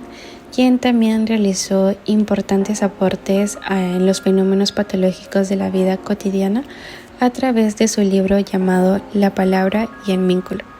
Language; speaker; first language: Spanish; native; Spanish